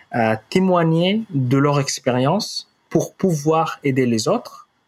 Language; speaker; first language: French; non-native, fluent; Arabic